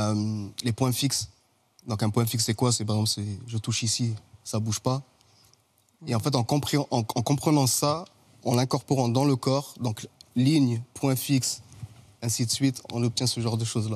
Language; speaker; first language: French; native; French